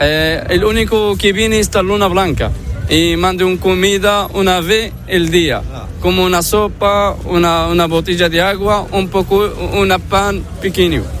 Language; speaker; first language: Spanish; non-native, learner; Arabic